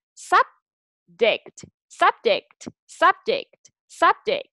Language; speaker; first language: English; non-native, fluent; Vietnamese